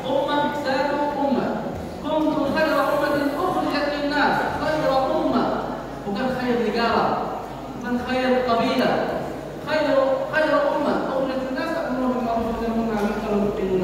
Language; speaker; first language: Indonesian; non-native, learner; Arabic